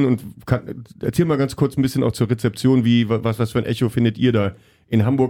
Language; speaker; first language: German; native; German